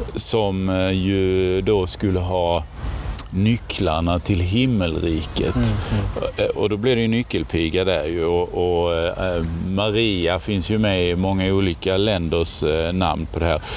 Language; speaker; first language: Swedish; native; Swedish